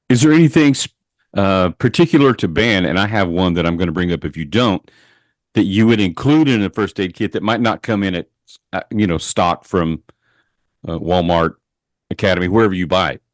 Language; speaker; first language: English; native; English